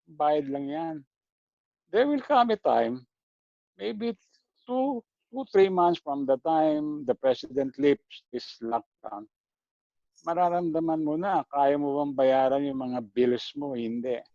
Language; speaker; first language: Filipino; native; Filipino